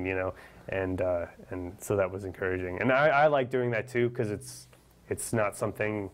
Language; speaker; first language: English; native; English